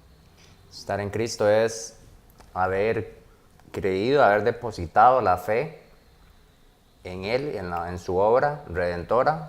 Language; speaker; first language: Spanish; native; Spanish